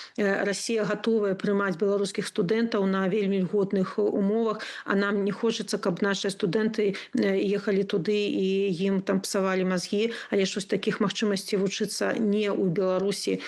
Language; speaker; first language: Belarusian; non-native, local second language; Russian